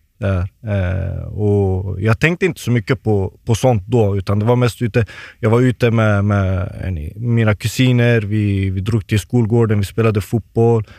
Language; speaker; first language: Swedish; early bilingual, other home language; Turoyo